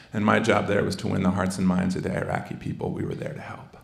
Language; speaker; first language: English; native; English